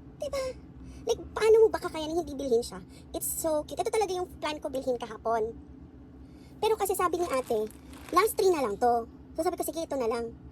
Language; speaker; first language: Filipino; native; Filipino